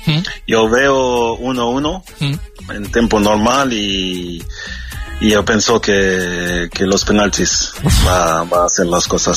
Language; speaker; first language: Spanish; non-native, fluent; French